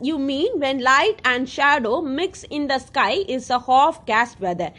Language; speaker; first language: English; non-native, local second language; Tamil